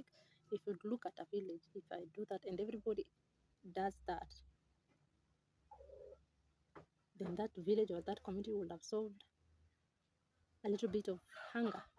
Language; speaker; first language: English; non-native, local second language; Swahili